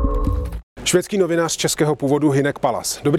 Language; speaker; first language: Czech; native; Czech